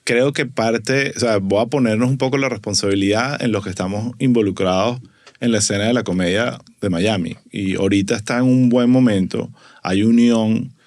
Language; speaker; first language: Spanish; native; Spanish